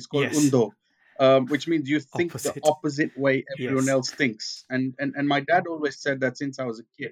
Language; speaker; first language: English; non-native, local second language; Gujarati